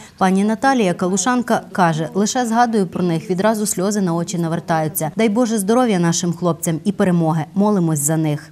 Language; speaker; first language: Ukrainian; native; Ukrainian